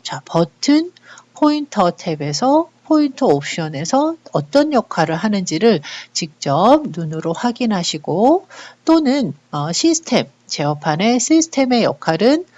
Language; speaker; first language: Korean; native; Korean